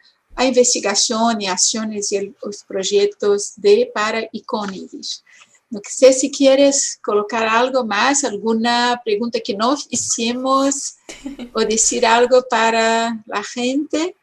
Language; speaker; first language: Spanish; non-native, fluent; Portuguese